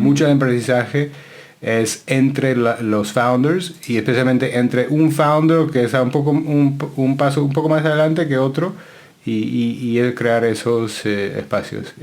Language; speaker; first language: Spanish; non-native, fluent; English